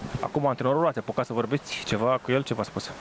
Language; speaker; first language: Romanian; native; Romanian